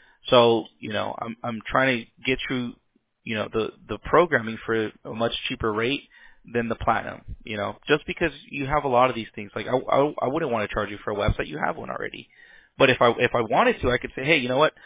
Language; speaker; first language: English; early bilingual, other home language; Spanish